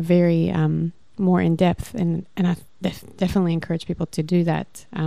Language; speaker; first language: English; non-native, local second language; Afrikaans